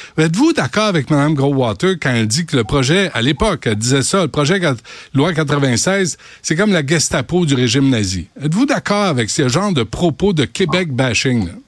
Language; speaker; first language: French; native; French